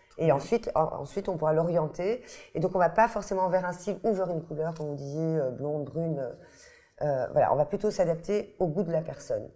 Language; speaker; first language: French; native; French